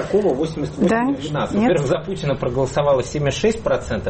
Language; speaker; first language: Russian; native; Russian